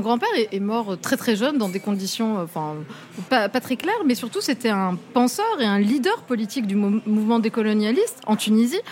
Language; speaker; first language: French; non-native, local second language; Arabic